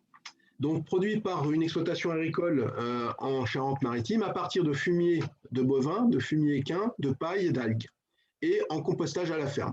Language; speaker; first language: French; native; French